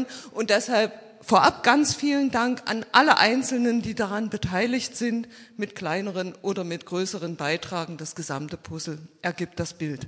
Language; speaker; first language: German; native; German